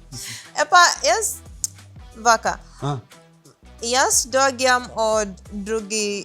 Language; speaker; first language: Macedonian; non-native, learner; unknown